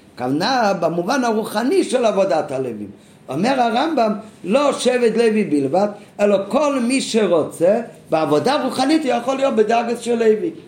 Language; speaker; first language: Hebrew; non-native, fluent; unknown